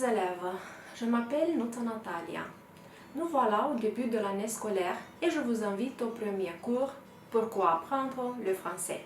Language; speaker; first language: French; non-native, fluent; Romanian